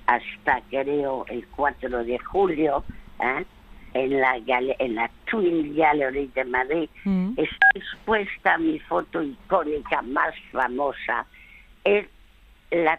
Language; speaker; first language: Spanish; early bilingual, other home language; French